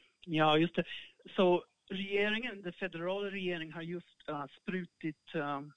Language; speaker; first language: Swedish; non-native, fluent; English